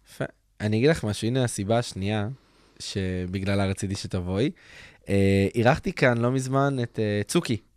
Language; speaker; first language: Hebrew; native; Hebrew